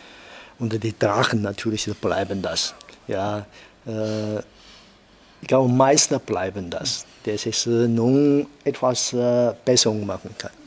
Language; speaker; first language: German; non-native, learner; Chinese